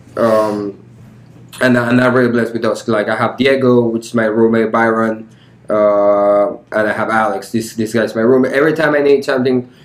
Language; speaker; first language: English; early bilingual, other home language; Spanish